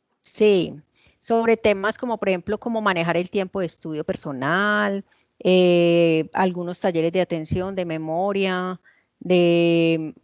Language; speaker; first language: Spanish; native; Spanish